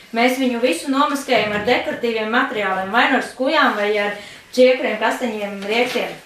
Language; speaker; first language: Latvian; native; Latvian